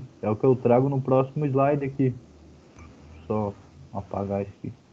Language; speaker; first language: Portuguese; native; Portuguese